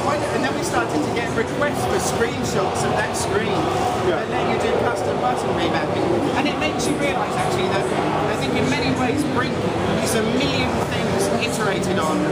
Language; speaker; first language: English; native; English